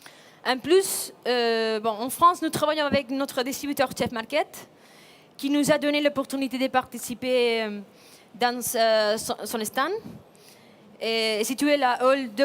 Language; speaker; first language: French; non-native, fluent; Spanish